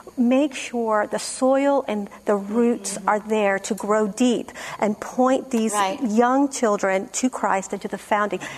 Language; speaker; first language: English; non-native, fluent; Spanish